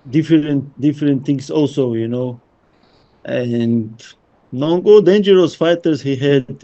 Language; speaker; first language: English; non-native, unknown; Russian